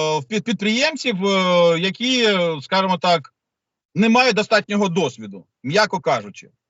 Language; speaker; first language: Ukrainian; native; Ukrainian